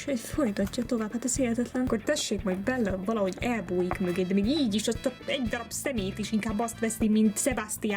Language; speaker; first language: Hungarian; native; Hungarian